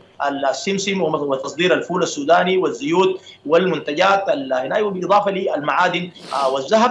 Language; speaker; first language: Arabic; native; Arabic